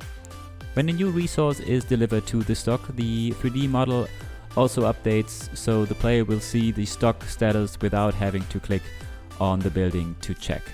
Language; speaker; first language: English; non-native, fluent; German